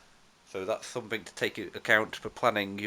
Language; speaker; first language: English; native; English